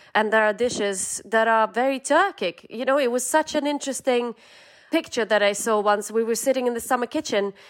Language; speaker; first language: English; non-native, fluent; Russian